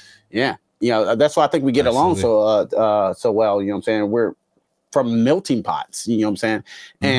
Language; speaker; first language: English; native; English